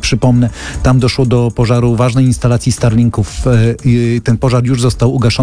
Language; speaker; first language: Polish; native; Polish